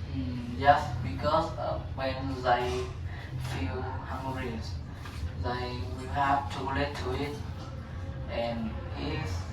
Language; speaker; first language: English; non-native, learner; Vietnamese